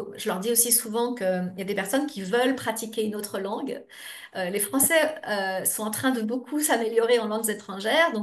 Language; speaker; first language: French; native; French